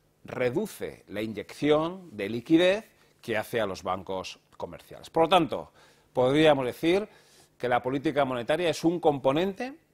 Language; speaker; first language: Spanish; native; Spanish